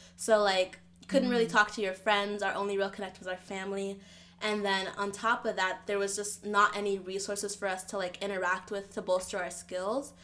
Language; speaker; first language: English; early bilingual, other home language; Yoruba